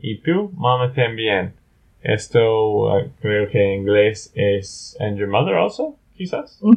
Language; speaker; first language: Spanish; non-native, learner; English